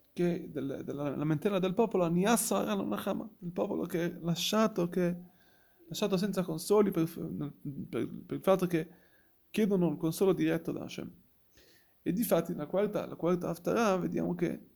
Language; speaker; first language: Italian; non-native, fluent; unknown